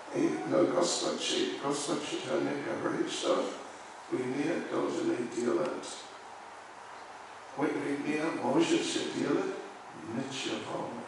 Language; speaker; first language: Russian; non-native, learner; English